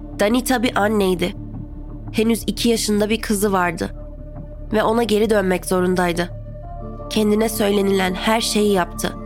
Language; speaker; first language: Turkish; native; Turkish